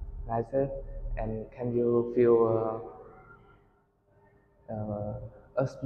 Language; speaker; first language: English; non-native, learner; Vietnamese